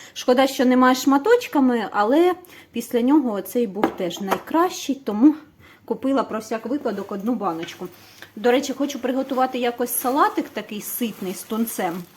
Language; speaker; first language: Ukrainian; native; Ukrainian